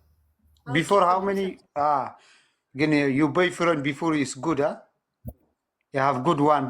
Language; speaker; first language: English; non-native, learner; Tigrinya